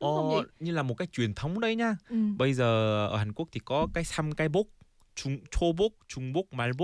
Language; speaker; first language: Vietnamese; non-native, fluent; Korean